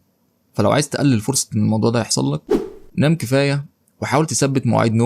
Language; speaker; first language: Arabic; native; Arabic